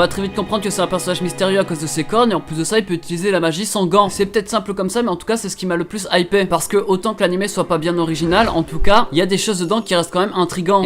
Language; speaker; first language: French; native; French